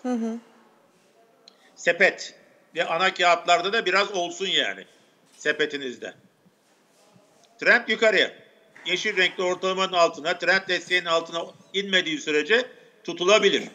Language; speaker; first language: Turkish; native; Turkish